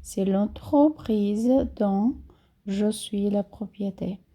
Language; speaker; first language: French; non-native, fluent; Portuguese